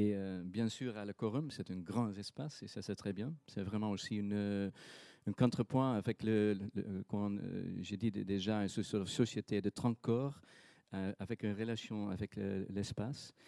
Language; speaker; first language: French; non-native, fluent; Dutch